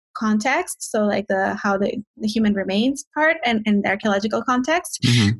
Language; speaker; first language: English; non-native, fluent; Spanish